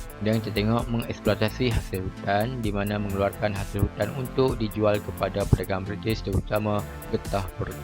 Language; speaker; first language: Malay; native; Malay